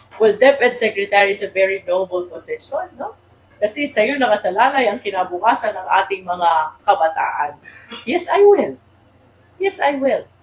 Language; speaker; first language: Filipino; native; Filipino